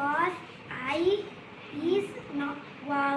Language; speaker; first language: English; non-native, learner; Urdu